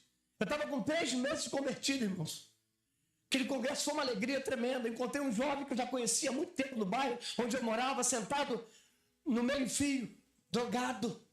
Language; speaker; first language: Portuguese; native; Portuguese